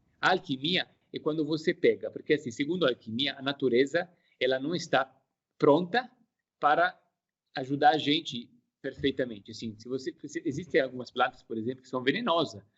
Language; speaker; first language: Portuguese; non-native, fluent; Italian